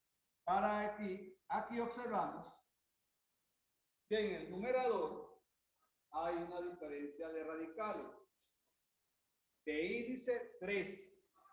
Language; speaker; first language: Spanish; native; Spanish